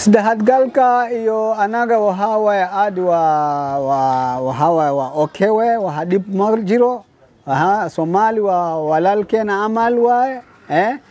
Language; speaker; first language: Somali; non-native, learner; Swahili